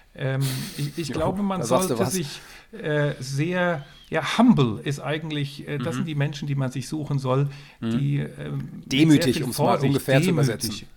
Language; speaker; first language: German; non-native, fluent; Swedish